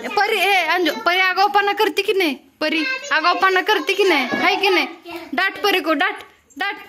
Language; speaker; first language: Hindi; non-native, local second language; Marathi